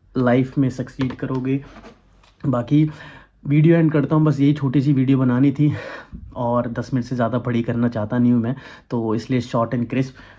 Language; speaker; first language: Hindi; native; Hindi